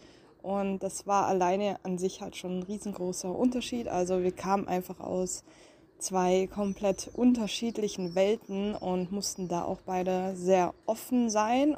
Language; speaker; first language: German; native; German